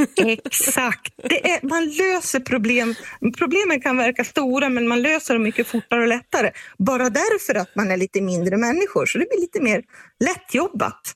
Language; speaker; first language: Swedish; native; Swedish